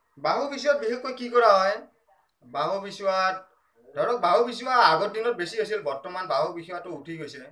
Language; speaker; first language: Assamese; non-native, local second language; Rangpuri